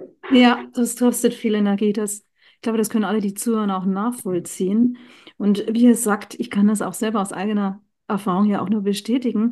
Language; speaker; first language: German; native; German